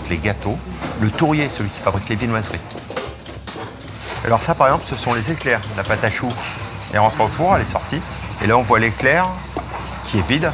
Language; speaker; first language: French; native; French